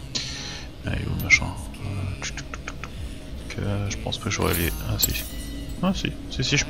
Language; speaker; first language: French; native; French